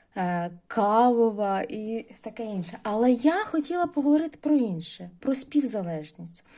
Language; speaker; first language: Ukrainian; non-native, local second language; Russian